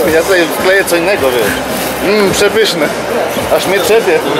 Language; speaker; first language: Polish; native; Polish